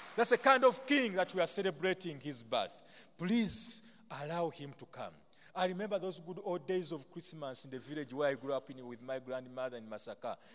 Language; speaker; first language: English; non-native, local second language; Ganda